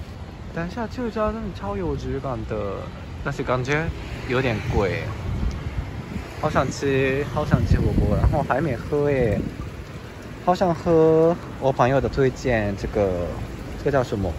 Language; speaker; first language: Chinese; non-native, fluent; Japanese